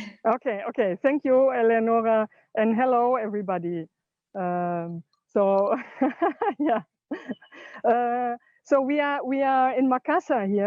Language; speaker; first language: English; non-native, fluent; German